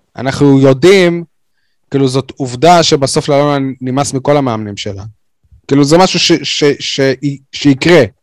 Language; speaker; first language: Hebrew; native; Hebrew